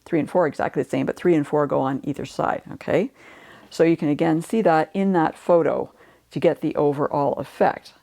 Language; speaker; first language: English; native; English